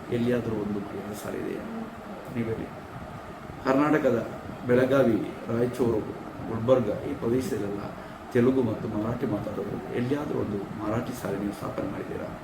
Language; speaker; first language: Kannada; non-native, local second language; Tulu